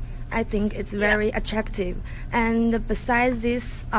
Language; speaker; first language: English; non-native, learner; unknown